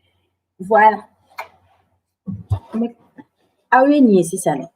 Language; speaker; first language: French; non-native, local second language; Bambara